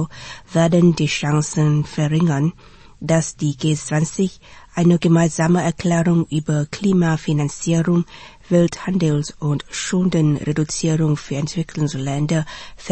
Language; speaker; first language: German; non-native, fluent; Vietnamese